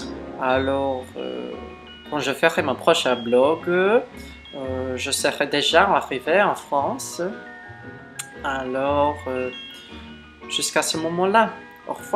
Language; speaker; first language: French; non-native, fluent; English